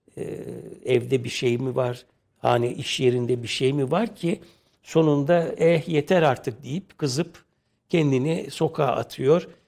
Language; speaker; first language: Turkish; native; Turkish